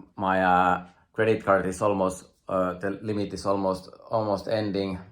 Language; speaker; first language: English; non-native, fluent; Finnish